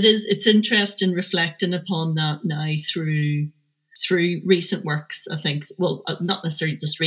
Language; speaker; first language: English; native; English